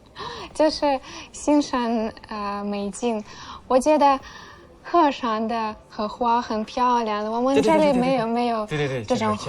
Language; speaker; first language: Chinese; non-native, fluent; Russian